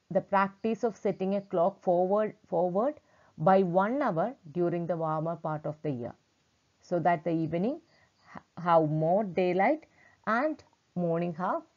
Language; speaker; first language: English; non-native, local second language; Malayalam